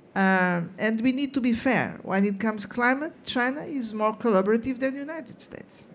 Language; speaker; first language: French; non-native, fluent; Portuguese